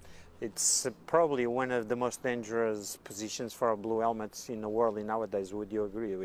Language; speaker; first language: English; non-native, fluent; Portuguese